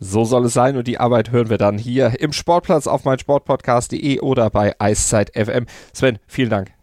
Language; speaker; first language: German; native; German